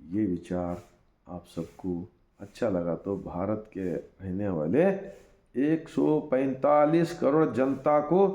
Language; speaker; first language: Hindi; non-native, local second language; Kannada